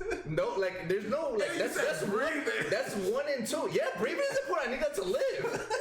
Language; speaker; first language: English; native; English